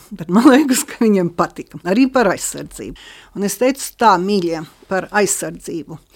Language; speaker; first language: Latvian; native; Latvian